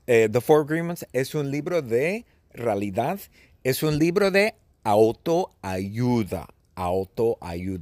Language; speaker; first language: Spanish; non-native, fluent; English